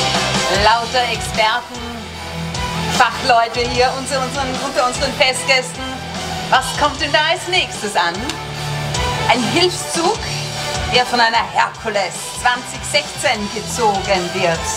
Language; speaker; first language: German; native; German